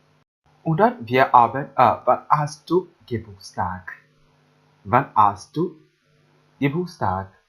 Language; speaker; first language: German; non-native, learner; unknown